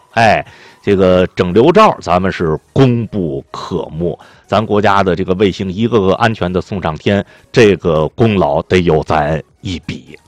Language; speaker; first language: Chinese; native; Chinese